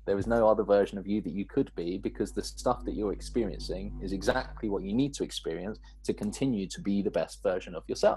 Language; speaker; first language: English; native; English